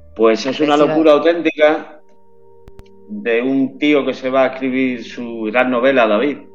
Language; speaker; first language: Spanish; native; Spanish